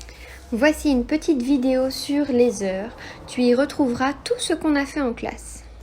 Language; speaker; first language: French; native; French